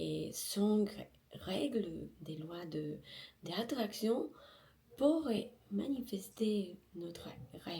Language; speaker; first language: French; non-native, learner; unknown